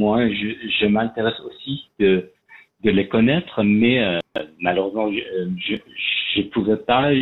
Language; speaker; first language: French; non-native, learner; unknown